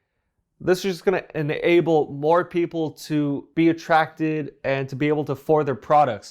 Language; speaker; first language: English; native; English